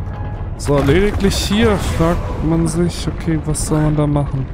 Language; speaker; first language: German; native; German